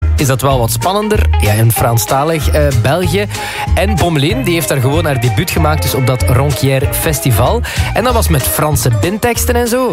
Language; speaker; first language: Dutch; native; Dutch